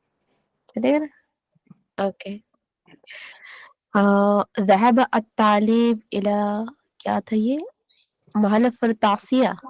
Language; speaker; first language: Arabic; non-native, learner; Hindi